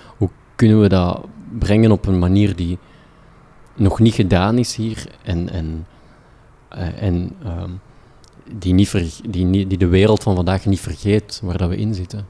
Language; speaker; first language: Dutch; native; Dutch